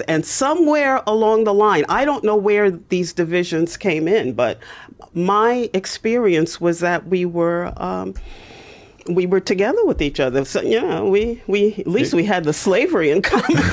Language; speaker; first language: English; native; English